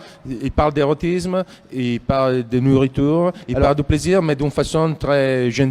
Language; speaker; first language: French; non-native, fluent; Italian